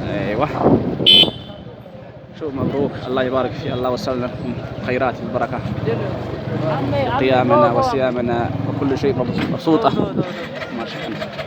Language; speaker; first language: Arabic; non-native, learner; Oromo